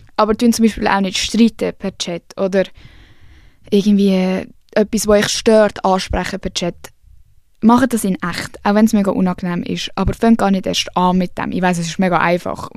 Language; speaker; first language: German; early bilingual, other home language; Swiss German